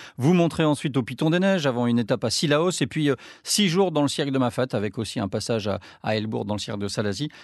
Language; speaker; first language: French; native; French